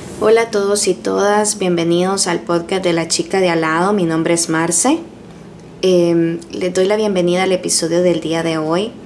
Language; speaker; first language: Spanish; native; Spanish